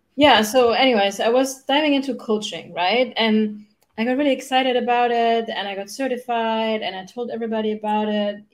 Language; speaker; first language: English; non-native, fluent; German